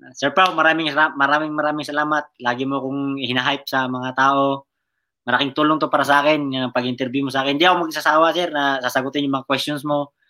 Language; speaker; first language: Filipino; non-native, local second language; Cebuano